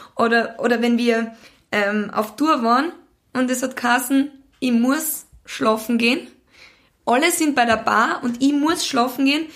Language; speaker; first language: German; native; German